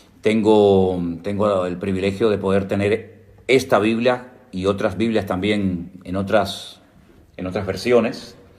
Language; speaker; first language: Spanish; native; Spanish